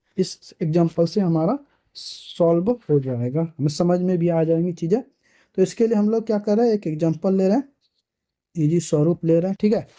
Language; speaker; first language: Hindi; native; Hindi